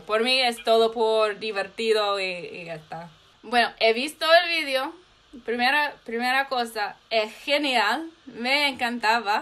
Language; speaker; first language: Spanish; non-native, learner; English